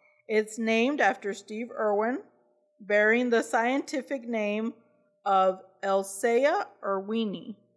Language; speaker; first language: English; native; English